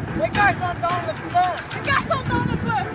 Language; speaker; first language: French; non-native, learner; English